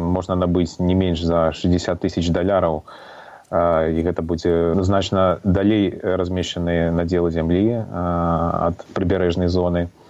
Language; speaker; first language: Belarusian; non-native, local second language; Russian